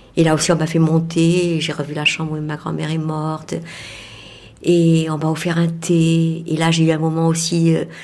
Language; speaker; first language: French; native; French